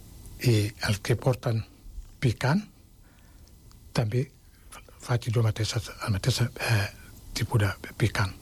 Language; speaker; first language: Catalan; non-native, fluent; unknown